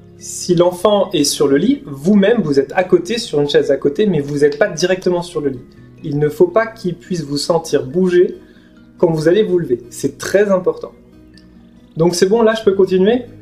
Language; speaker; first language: French; native; French